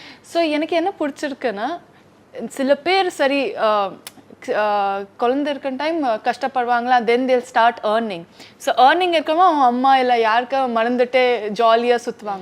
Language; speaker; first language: Tamil; non-native, learner; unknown